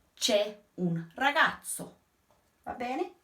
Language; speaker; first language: Italian; non-native, fluent; English